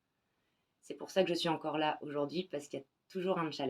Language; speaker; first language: French; native; French